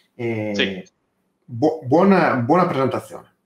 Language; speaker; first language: Italian; native; Italian